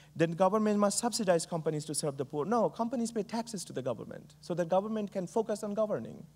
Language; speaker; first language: English; non-native, local second language; Bangla